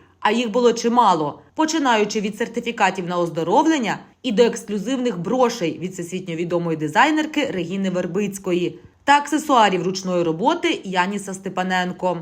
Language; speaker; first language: Ukrainian; native; Ukrainian